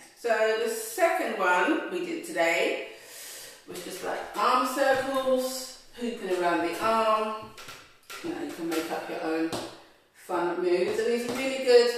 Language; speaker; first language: English; native; English